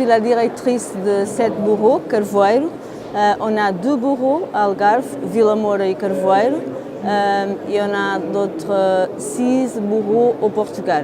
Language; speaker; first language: French; non-native, fluent; Portuguese